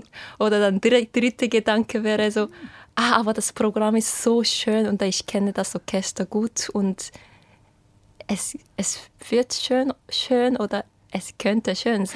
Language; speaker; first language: German; non-native, fluent; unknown